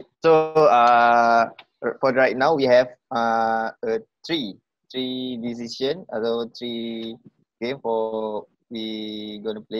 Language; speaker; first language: English; non-native, local second language; Malay